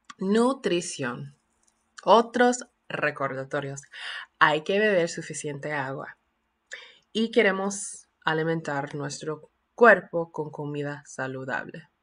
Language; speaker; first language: Spanish; non-native, fluent; English